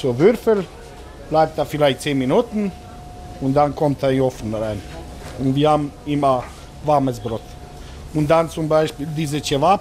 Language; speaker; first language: German; non-native, learner; Serbian